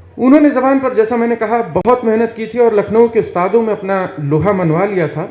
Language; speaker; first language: Hindi; native; Hindi